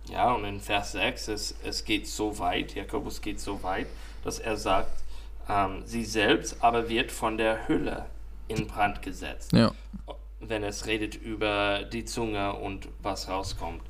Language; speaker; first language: German; non-native, fluent; English